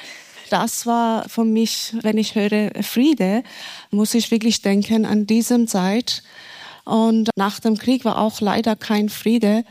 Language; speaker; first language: German; non-native, fluent; Persian